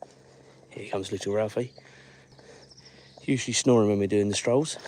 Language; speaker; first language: English; native; English